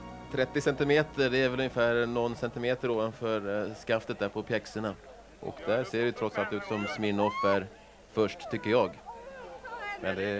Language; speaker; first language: Swedish; native; Swedish